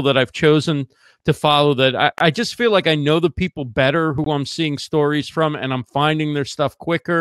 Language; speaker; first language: English; native; English